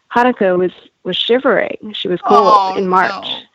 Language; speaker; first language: English; native; English